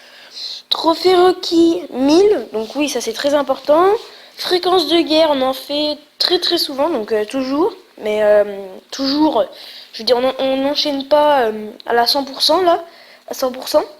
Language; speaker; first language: French; native; French